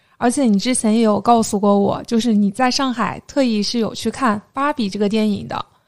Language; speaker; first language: Chinese; native; Chinese